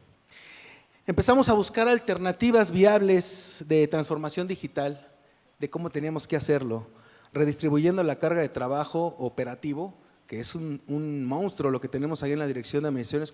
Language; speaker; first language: Spanish; native; Spanish